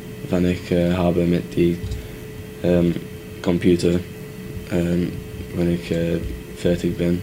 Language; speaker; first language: German; non-native, learner; English